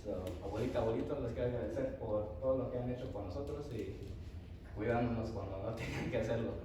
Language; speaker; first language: Spanish; early bilingual, heritage; Spanish